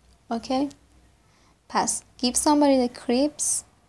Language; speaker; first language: English; non-native, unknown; Persian